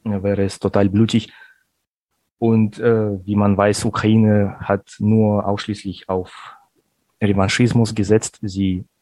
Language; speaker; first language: German; non-native, fluent; Russian